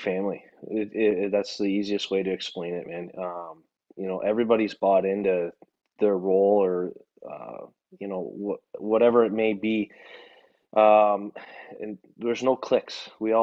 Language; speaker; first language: English; native; English